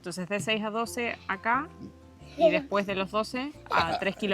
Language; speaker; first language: Spanish; native; Spanish